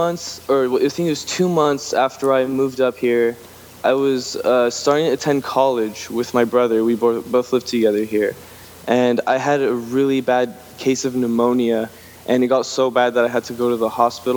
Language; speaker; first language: English; native; English